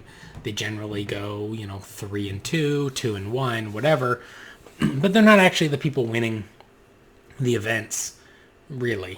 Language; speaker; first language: English; native; English